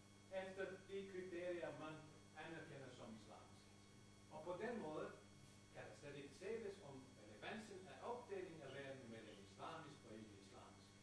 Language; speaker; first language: Danish; non-native, fluent; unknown